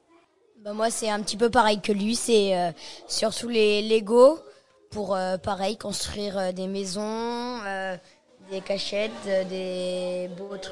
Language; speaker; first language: French; native; French